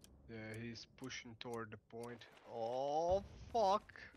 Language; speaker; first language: English; non-native, fluent; Portuguese